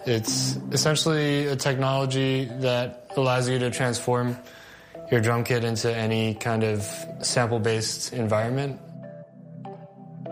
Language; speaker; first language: English; non-native, local second language; Cantonese